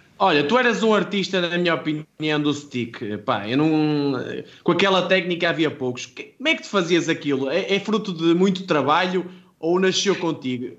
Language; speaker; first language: Portuguese; native; Portuguese